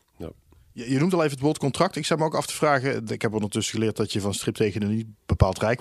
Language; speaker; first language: Dutch; native; Dutch